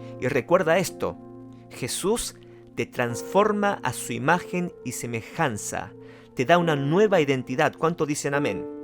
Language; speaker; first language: Spanish; non-native, fluent; Korean